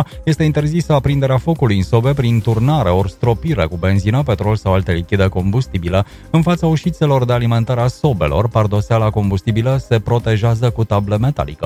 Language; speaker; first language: Romanian; native; Romanian